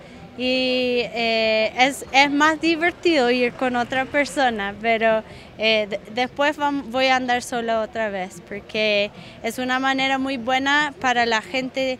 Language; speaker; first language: Spanish; non-native, fluent; English